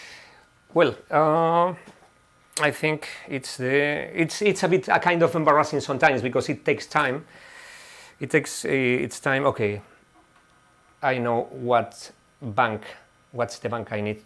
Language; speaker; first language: English; non-native, fluent; Spanish